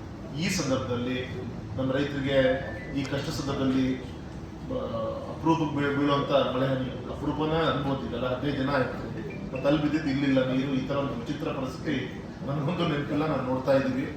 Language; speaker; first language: Kannada; native; Kannada